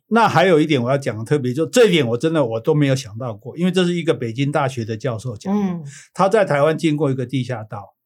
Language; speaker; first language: Chinese; native; Chinese